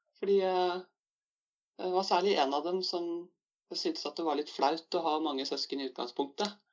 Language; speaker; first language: Norwegian; native; Norwegian